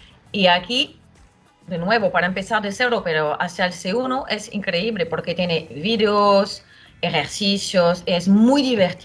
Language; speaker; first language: Spanish; non-native, fluent; French